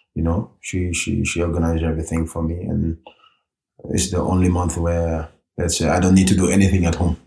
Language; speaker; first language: English; early bilingual, other home language; Norwegian